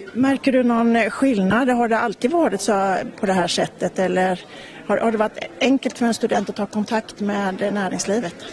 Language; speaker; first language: Swedish; native; Swedish